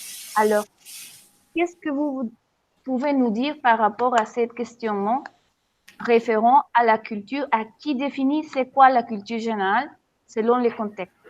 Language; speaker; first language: French; non-native, fluent; Spanish